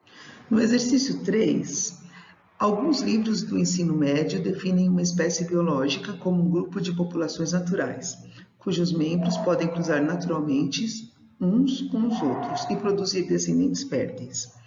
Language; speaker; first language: Portuguese; native; Portuguese